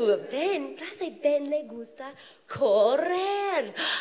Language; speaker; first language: Spanish; non-native, fluent; English